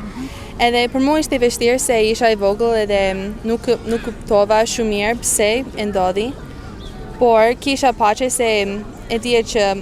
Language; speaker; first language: Albanian; non-native, fluent; English